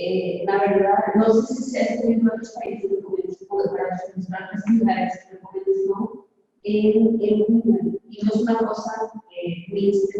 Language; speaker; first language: Spanish; non-native, fluent; Portuguese